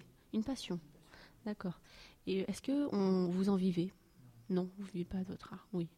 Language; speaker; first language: French; native; French